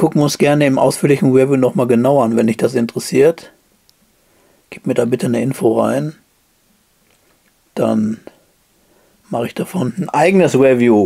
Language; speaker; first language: German; native; German